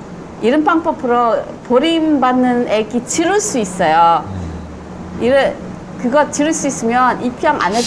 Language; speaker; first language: Korean; early bilingual, heritage; Korean